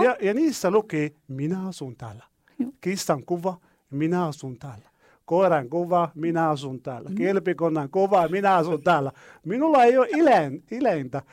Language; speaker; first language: Finnish; non-native, learner; Arabic